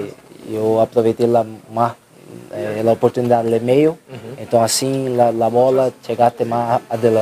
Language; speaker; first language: Italian; non-native, learner; Portuguese